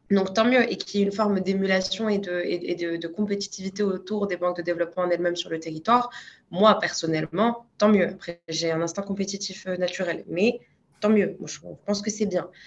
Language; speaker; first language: French; non-native, local second language; Arabic